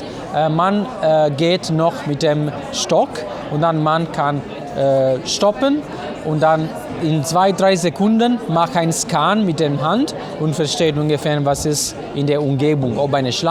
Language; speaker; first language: German; non-native, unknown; Italian